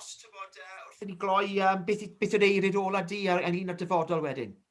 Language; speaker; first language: Welsh; native; Welsh